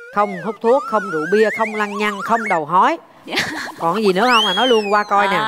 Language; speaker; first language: Vietnamese; native; Vietnamese